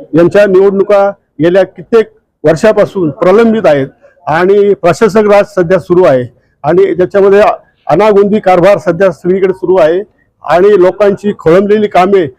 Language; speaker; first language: Marathi; native; Marathi